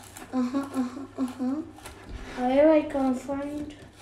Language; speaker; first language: English; non-native, learner; Spanish